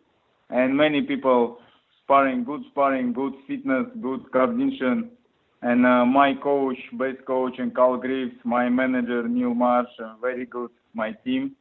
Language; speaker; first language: English; non-native, learner; Russian